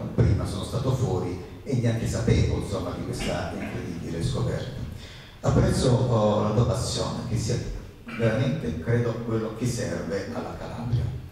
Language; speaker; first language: Italian; native; Italian